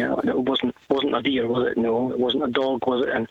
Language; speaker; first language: English; native; English